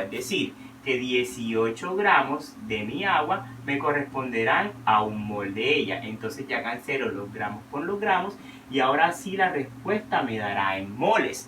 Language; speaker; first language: Spanish; native; Spanish